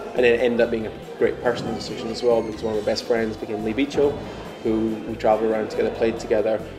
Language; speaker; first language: English; native; English